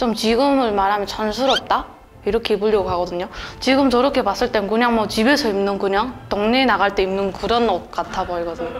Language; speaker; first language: Korean; native; Korean